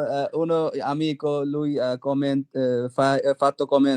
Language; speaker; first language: Italian; non-native, learner; Bangla